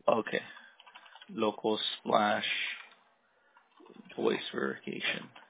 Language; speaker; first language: English; early bilingual, other home language; Spanish